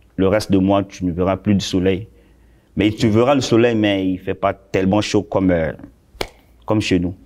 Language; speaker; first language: French; non-native, local second language; Sango